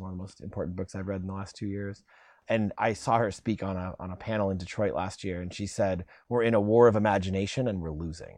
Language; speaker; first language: English; native; English